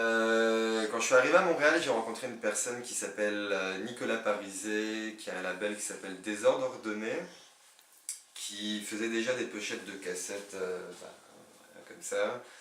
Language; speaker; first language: French; native; French